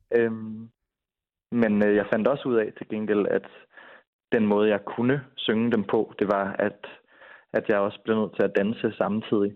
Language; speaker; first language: Danish; native; Danish